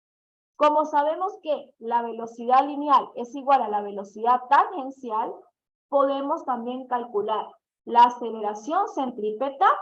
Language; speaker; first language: Spanish; native; Spanish